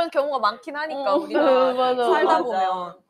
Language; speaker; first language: Korean; native; Korean